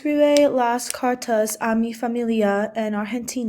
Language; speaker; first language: Spanish; non-native, learner; English